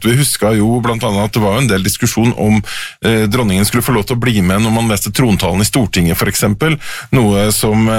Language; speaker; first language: Norwegian; native; Norwegian